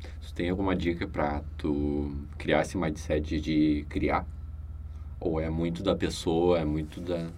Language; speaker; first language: Portuguese; native; Portuguese